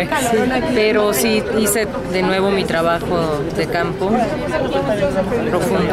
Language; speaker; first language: Spanish; native; Spanish